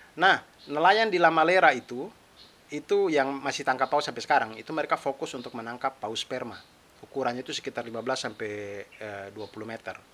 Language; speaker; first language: Indonesian; non-native, local second language; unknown